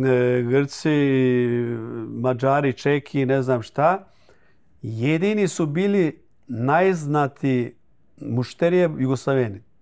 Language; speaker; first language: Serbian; early bilingual, heritage; Croatian